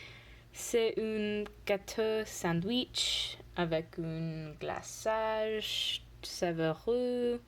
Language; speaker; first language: French; non-native, learner; English